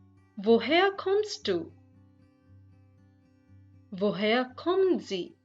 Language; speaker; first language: German; non-native, fluent; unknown